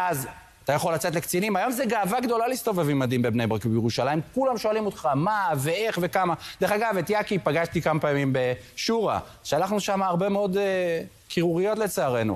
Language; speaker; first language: Hebrew; native; Hebrew